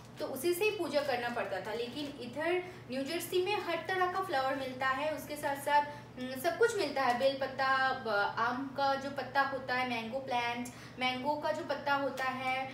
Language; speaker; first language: Hindi; non-native, local second language; Bangla